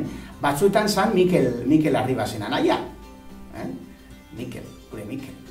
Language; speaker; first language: Basque; native; Basque